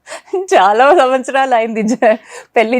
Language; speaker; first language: Telugu; non-native, learner; Malayalam